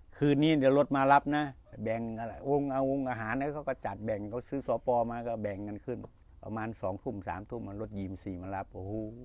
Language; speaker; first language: Thai; native; Thai